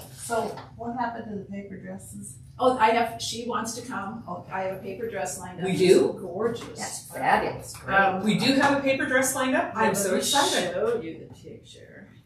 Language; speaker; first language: English; native; English